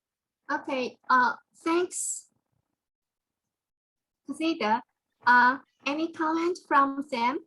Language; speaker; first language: English; non-native, fluent; Chinese